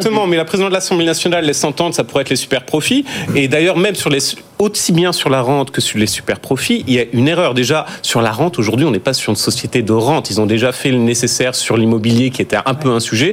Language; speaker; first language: French; native; French